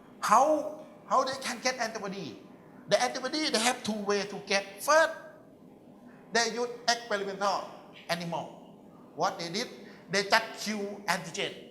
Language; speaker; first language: English; non-native, learner; Thai